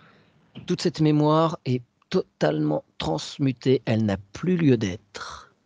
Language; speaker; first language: French; native; French